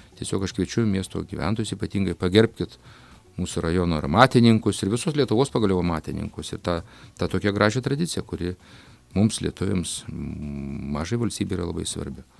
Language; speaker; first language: Lithuanian; native; Lithuanian